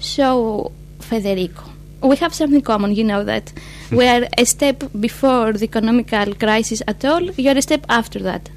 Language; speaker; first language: English; non-native, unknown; Greek